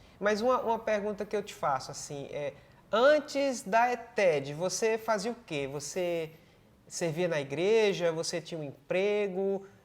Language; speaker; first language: Portuguese; native; Portuguese